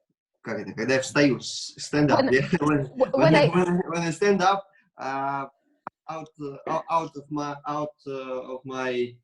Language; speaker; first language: English; non-native, learner; Russian